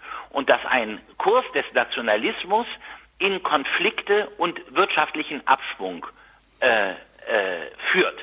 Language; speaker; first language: German; native; German